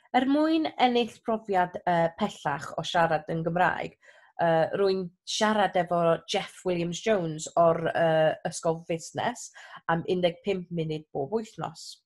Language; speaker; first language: Welsh; non-native, local second language; English